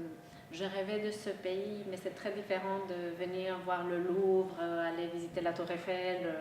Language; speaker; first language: French; non-native, local second language; Spanish